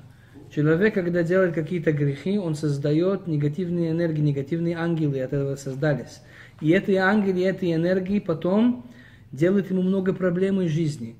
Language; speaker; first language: Russian; early bilingual, heritage; Russian